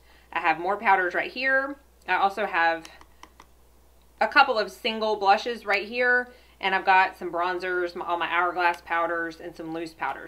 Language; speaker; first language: English; native; English